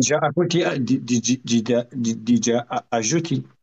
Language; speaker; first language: French; non-native, learner; Arabic